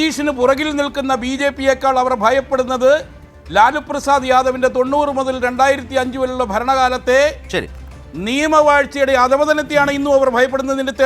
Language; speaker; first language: Malayalam; native; Malayalam